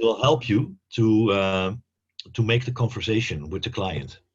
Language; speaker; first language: English; non-native, fluent; Dutch